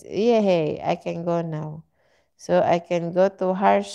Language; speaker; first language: English; non-native, learner; Filipino